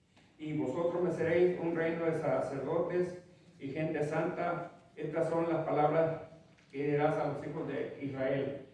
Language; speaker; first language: Spanish; native; Spanish